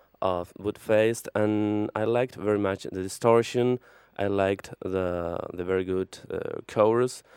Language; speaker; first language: English; non-native, fluent; Spanish